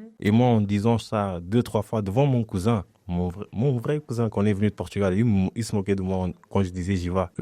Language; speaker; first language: French; non-native, fluent; Portuguese